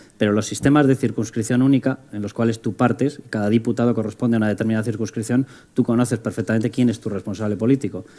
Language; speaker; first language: Spanish; native; Spanish